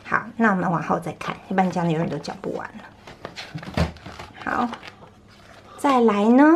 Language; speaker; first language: Chinese; native; Chinese